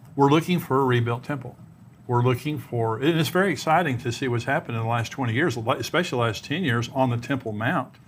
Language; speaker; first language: English; native; English